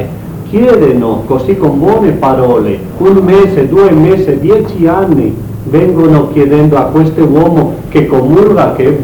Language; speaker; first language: Italian; non-native, learner; Spanish